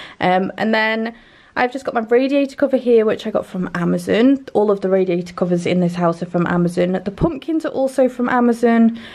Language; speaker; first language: English; native; English